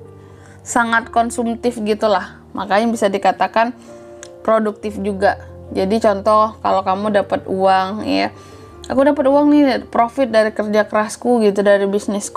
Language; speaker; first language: Indonesian; native; Indonesian